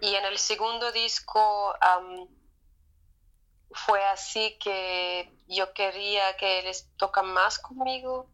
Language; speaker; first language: Spanish; non-native, fluent; German